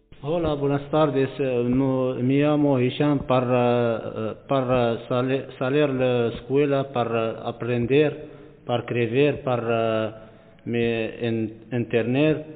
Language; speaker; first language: Spanish; non-native, learner; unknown